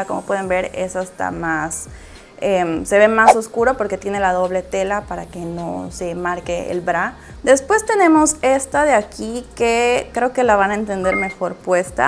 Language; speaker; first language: Spanish; native; Spanish